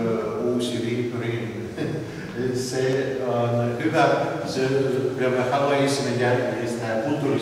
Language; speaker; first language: Finnish; non-native, learner; Russian